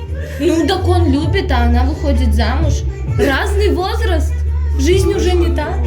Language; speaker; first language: Russian; native; Russian